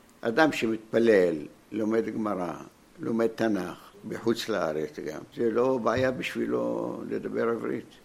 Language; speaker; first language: Hebrew; non-native, fluent; Arabic